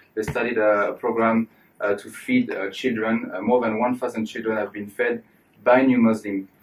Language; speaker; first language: English; non-native, fluent; French